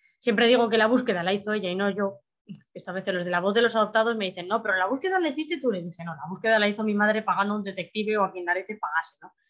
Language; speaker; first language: Spanish; native; Spanish